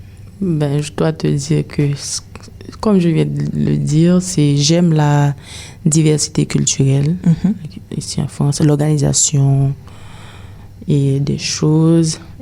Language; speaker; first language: French; non-native, local second language; Haitian Creole